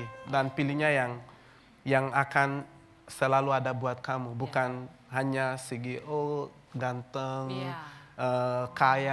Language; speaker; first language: Indonesian; non-native, fluent; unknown